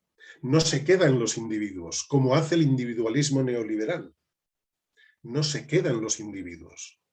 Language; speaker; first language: Spanish; native; Spanish